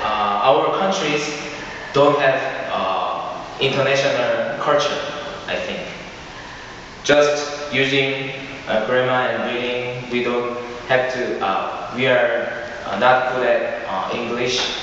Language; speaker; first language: English; non-native, learner; Korean